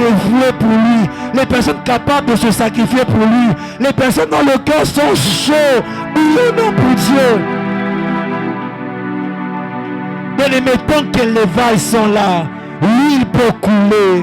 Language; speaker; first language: French; non-native, local second language; Lingala